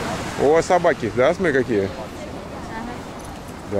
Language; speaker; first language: Russian; native; Russian